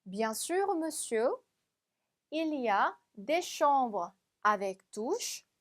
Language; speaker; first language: French; non-native, fluent; Korean